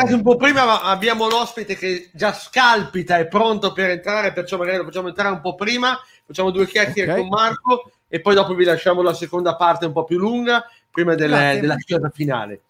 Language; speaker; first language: Italian; native; Italian